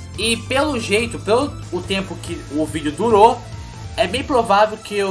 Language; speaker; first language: Portuguese; native; Portuguese